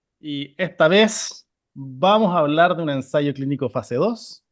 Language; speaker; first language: Spanish; native; Spanish